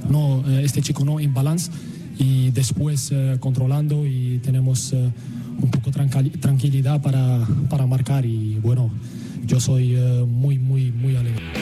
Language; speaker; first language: Spanish; non-native, learner; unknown